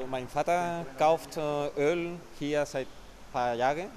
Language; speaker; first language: German; non-native, fluent; Spanish